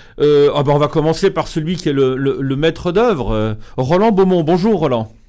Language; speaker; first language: French; native; French